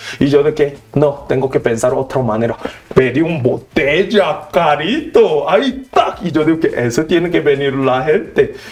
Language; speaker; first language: Spanish; non-native, learner; Korean